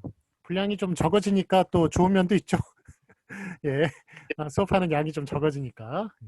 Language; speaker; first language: Korean; native; Korean